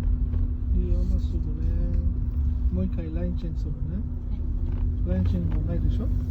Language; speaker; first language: Japanese; non-native, learner; Mongolian